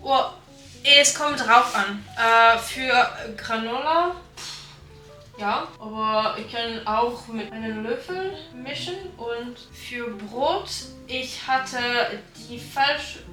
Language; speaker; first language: German; non-native, learner; French